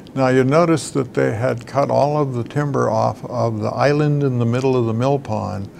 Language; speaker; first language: English; native; English